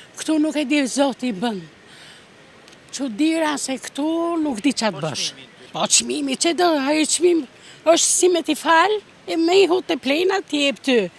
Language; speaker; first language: Albanian; native; Albanian